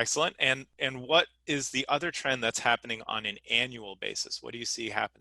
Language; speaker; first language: English; native; English